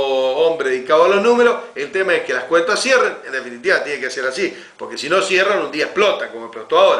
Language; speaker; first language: Spanish; native; Spanish